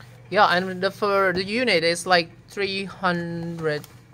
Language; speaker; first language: English; non-native, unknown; Indonesian